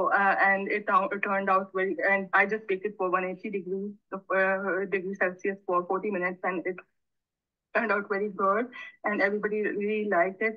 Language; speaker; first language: English; non-native, fluent; Bangla